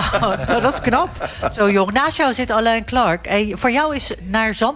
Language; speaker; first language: Dutch; native; Dutch